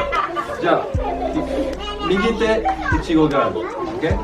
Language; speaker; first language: Japanese; non-native, fluent; French